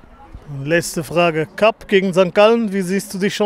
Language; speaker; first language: German; native; German